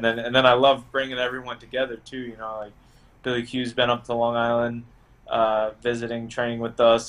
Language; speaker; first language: English; native; English